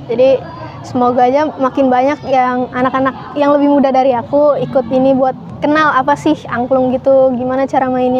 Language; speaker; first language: Indonesian; native; Indonesian